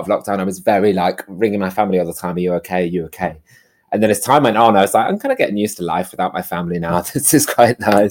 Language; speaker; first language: English; native; English